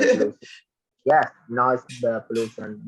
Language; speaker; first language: English; non-native, learner; Vietnamese